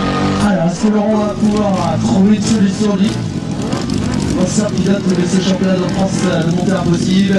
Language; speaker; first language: French; native; French